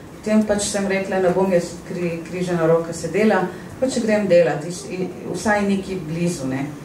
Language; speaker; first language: Slovenian; non-native, fluent; Arabic